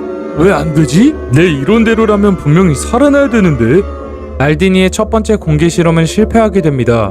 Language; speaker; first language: Korean; native; Korean